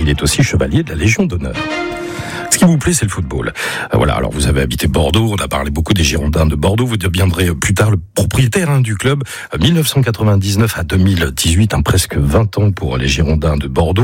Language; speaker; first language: French; native; French